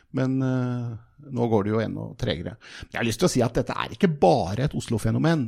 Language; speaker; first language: Norwegian; native; Norwegian